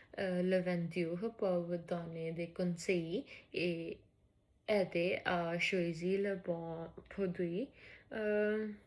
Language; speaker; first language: French; non-native, learner; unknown